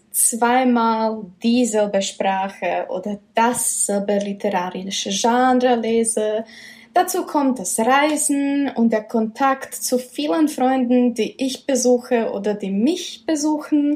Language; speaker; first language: German; non-native, fluent; Czech